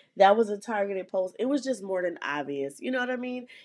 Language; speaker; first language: English; native; English